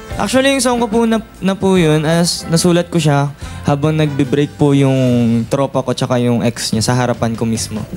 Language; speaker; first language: Filipino; native; Filipino